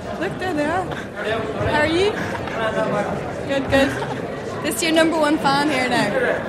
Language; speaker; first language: English; native; English